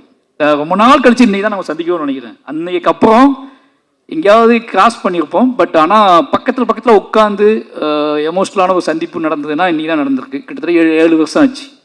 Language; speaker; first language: Tamil; native; Tamil